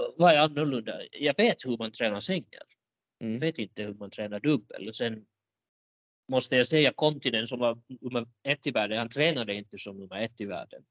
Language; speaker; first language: Swedish; non-native, local second language; Finnish